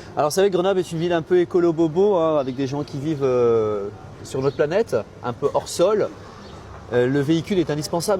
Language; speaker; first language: French; native; French